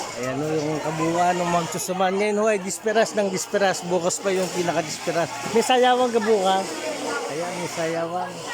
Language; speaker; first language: Filipino; native; Filipino